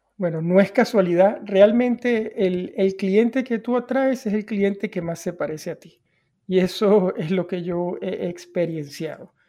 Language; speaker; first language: Spanish; native; Spanish